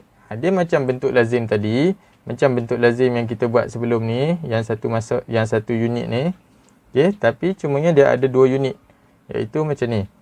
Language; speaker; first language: Malay; native; Malay